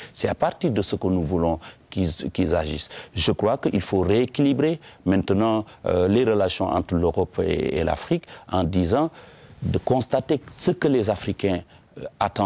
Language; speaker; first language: French; non-native, local second language; Wolof